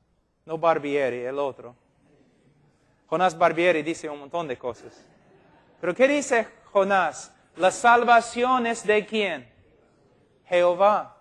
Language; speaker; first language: Spanish; non-native, fluent; English